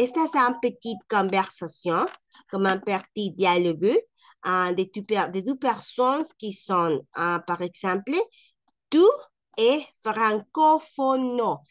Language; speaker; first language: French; non-native, fluent; Spanish